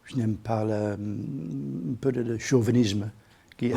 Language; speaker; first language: French; non-native, learner; English